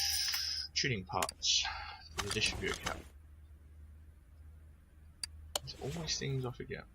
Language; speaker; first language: English; native; English